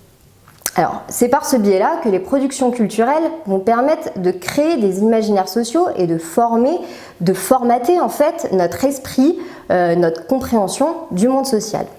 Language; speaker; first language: French; native; French